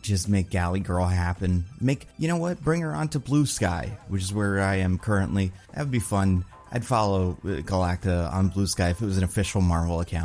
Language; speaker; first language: English; native; English